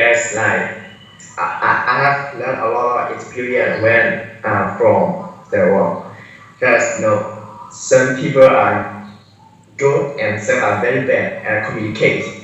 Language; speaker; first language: English; non-native, learner; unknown